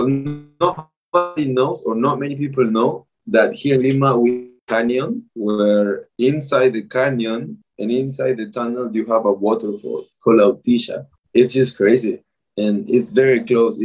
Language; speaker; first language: English; non-native, fluent; Spanish